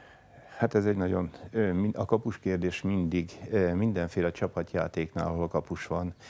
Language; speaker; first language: Hungarian; native; Hungarian